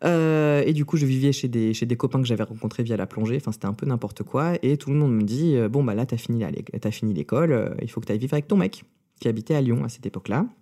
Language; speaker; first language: French; early bilingual, other home language; Russian